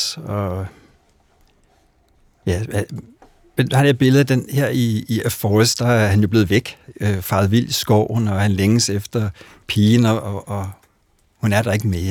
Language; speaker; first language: Danish; native; Danish